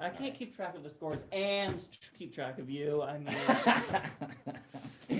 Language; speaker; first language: English; native; English